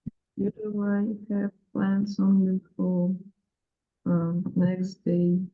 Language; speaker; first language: English; non-native, learner; Russian